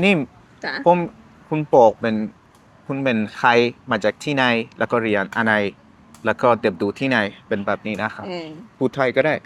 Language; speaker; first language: Thai; non-native, learner; Persian